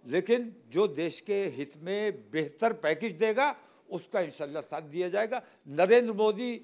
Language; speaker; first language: Hindi; native; Hindi